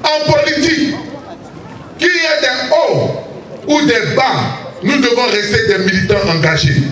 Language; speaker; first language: French; native; French